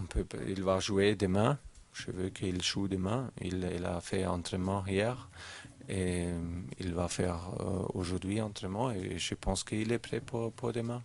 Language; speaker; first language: French; non-native, learner; German